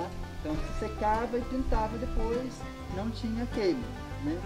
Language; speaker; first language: Portuguese; native; Portuguese